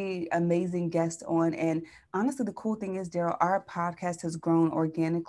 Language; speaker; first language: English; native; English